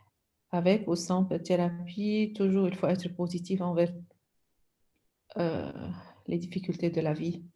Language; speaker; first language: French; non-native, local second language; Arabic